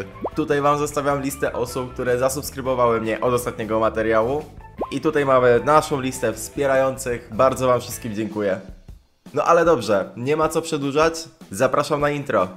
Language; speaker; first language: Polish; native; Polish